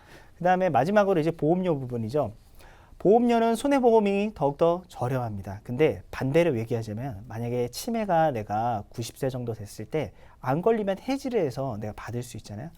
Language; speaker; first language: Korean; native; Korean